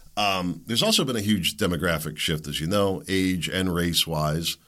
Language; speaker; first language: English; early bilingual, other home language; German